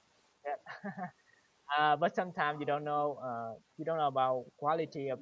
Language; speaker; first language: English; non-native, learner; Vietnamese